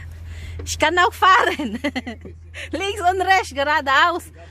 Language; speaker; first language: German; non-native, learner; Filipino